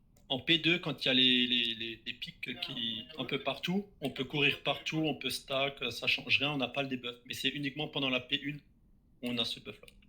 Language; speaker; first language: French; native; French